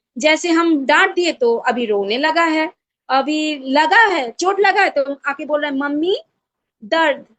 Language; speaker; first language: Hindi; non-native, local second language; Bangla